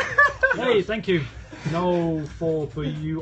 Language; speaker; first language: English; native; English